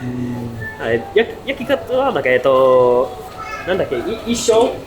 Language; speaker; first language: Japanese; non-native, learner; English